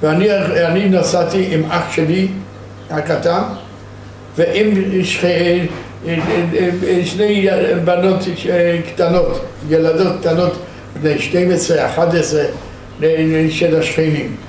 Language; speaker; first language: Hebrew; non-native, fluent; Yiddish